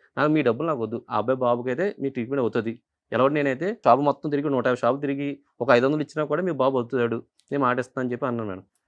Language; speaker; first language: Telugu; non-native, local second language; Urdu